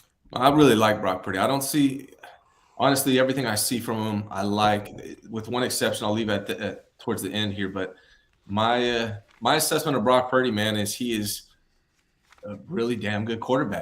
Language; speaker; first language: English; native; English